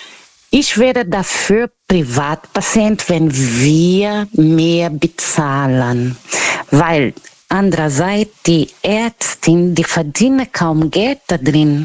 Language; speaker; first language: German; non-native, learner; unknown